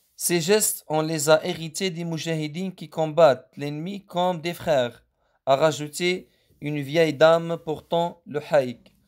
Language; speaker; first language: French; non-native, local second language; Arabic